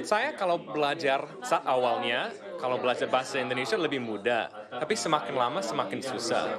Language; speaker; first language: Indonesian; non-native, fluent; English